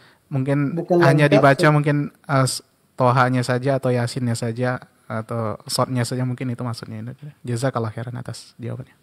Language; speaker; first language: Malay; native; Malay